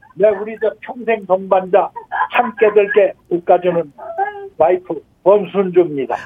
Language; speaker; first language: Korean; native; Korean